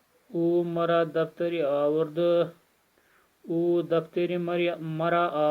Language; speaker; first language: Persian; non-native, fluent; Urdu